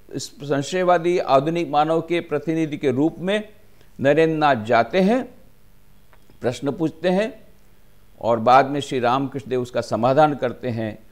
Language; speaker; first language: Hindi; non-native, local second language; Gujarati